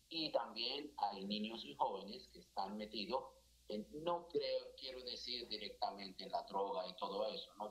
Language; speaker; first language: Spanish; non-native, fluent; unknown